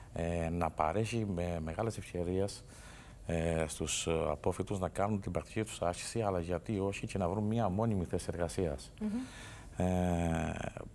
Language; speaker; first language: Greek; native; Greek